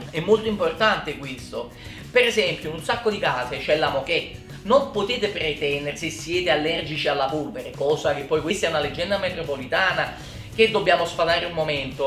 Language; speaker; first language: Italian; native; Italian